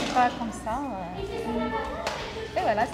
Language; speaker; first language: French; non-native, learner; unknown